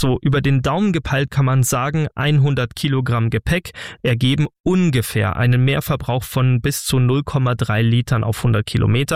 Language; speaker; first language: German; native; German